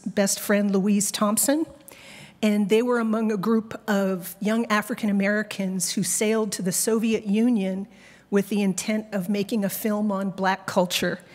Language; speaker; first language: English; native; English